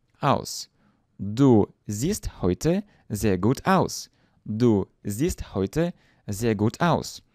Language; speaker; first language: German; non-native, fluent; Russian